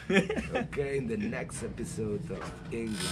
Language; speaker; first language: English; non-native, learner; Spanish